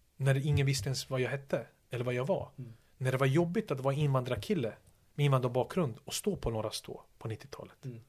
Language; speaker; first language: Swedish; early bilingual, other home language; Serbian